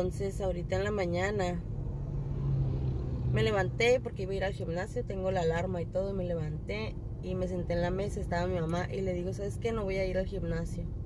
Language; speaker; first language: Spanish; native; Spanish